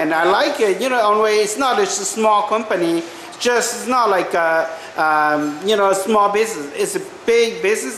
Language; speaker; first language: English; non-native, learner; Hmong